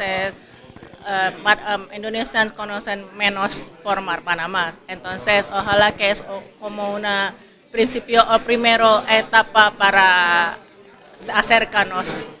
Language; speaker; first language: Spanish; non-native, learner; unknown